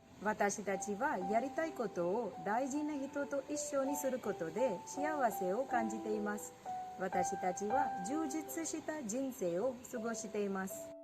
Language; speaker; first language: Japanese; non-native, learner; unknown